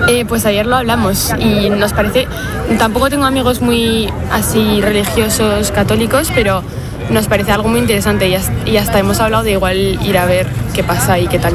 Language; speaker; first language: Spanish; non-native, fluent; French